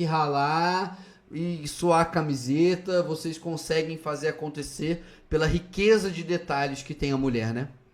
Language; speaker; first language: Portuguese; native; Portuguese